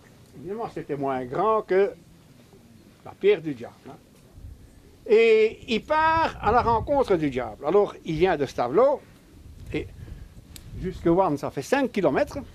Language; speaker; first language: French; native; French